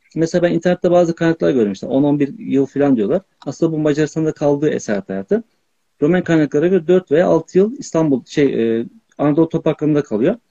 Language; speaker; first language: Turkish; native; Turkish